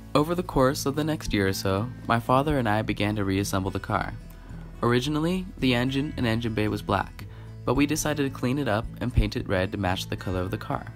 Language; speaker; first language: English; native; English